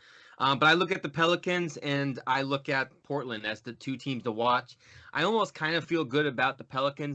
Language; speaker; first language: English; native; English